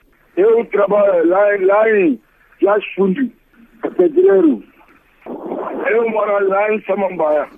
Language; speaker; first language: Portuguese; non-native, learner; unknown